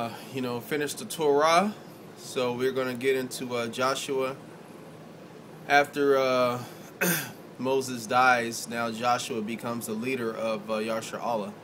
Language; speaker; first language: English; native; English